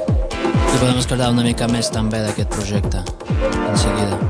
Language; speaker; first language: Catalan; non-native, fluent; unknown